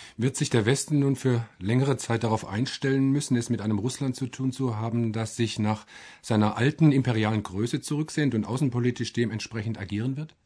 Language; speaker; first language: German; native; German